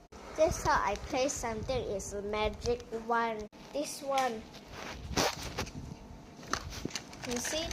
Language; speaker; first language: English; non-native, local second language; Chinese